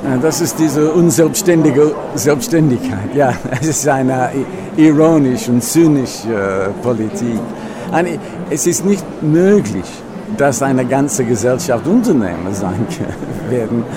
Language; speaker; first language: German; non-native, fluent; English